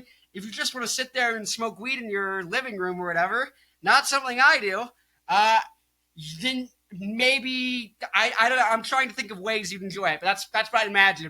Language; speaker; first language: English; native; English